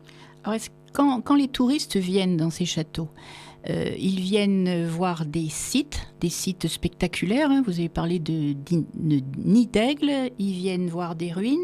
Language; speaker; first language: French; native; French